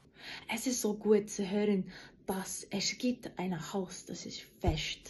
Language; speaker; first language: German; non-native, fluent; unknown